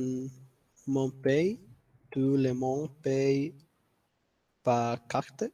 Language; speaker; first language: French; non-native, learner; Spanish